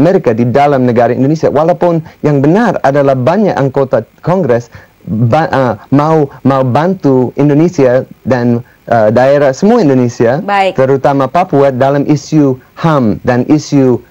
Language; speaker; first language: Indonesian; non-native, fluent; English